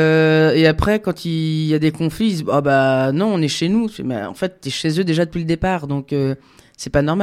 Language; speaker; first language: French; native; French